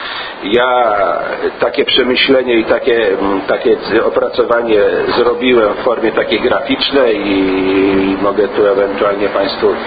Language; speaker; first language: Polish; native; Polish